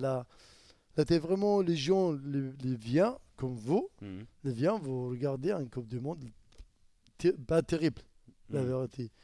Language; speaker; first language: French; non-native, learner; Arabic